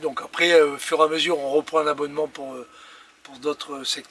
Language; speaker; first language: French; native; French